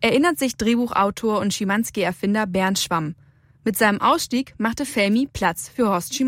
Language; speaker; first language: German; native; German